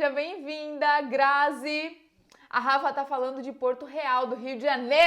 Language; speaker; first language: Portuguese; native; Portuguese